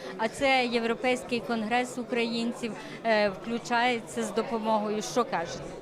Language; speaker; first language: Ukrainian; early bilingual, heritage; Ukrainian